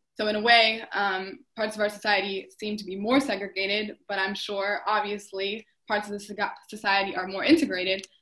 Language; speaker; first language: English; native; English